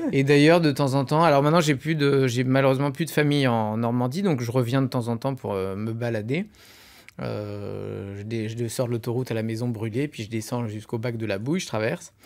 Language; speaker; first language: French; native; French